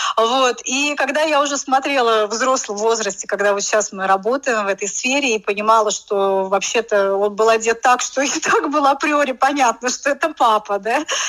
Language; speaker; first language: Russian; native; Russian